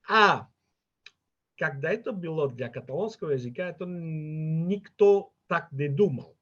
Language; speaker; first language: Russian; non-native, fluent; Catalan